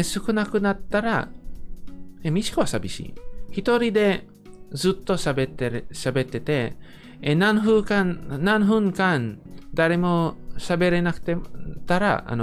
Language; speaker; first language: Japanese; non-native, fluent; English